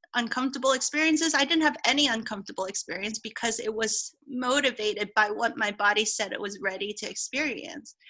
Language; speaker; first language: English; non-native, local second language; Cantonese